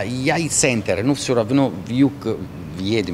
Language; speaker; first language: Russian; non-native, learner; Italian